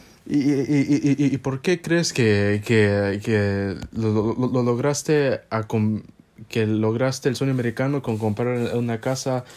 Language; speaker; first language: Spanish; early bilingual, heritage; Spanish